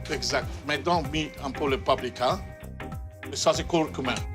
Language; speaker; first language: French; non-native, fluent; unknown